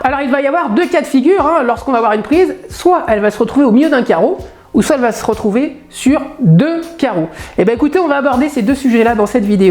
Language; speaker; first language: French; native; French